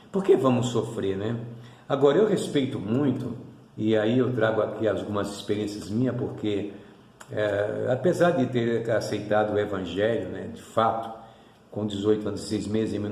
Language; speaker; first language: Portuguese; native; Portuguese